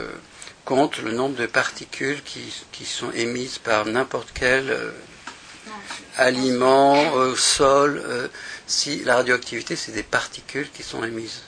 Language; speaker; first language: French; native; French